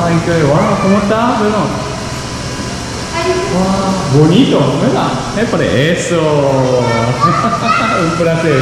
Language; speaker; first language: Spanish; non-native, learner; Japanese